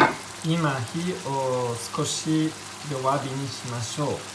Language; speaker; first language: Japanese; non-native, learner; Italian